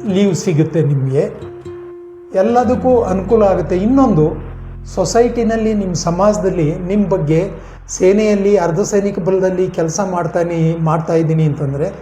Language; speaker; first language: Kannada; non-native, local second language; Kodava